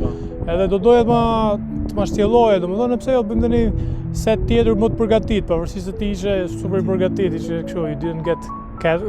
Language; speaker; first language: Albanian; native; Albanian